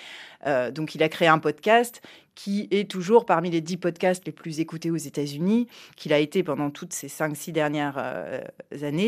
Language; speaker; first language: French; native; French